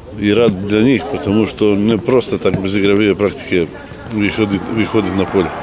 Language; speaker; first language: Russian; non-native, fluent; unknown